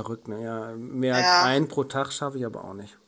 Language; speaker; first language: German; native; German